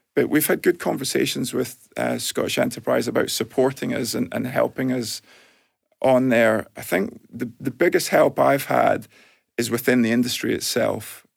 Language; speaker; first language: English; native; English